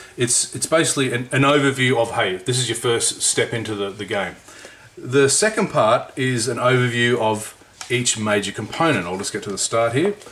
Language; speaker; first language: English; native; English